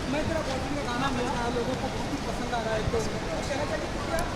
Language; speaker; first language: Hindi; native; Hindi